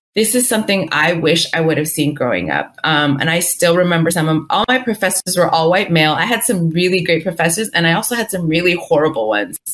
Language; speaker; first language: English; early bilingual, other home language; Spanish